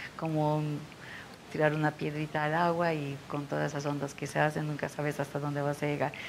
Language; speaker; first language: Spanish; non-native, fluent; Turkish